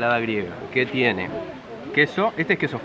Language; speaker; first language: Spanish; native; Spanish